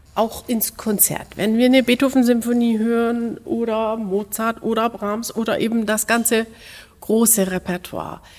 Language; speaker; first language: German; native; German